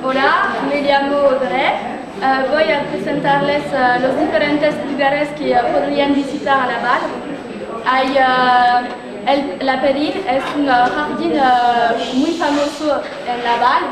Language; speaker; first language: Spanish; non-native, learner; French